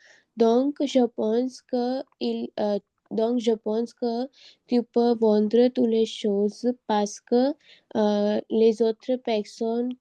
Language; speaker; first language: French; non-native, learner; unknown